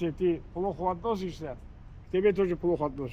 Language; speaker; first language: Russian; non-native, local second language; Chechen